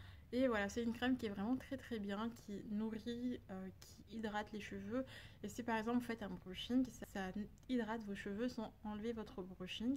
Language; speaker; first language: French; native; French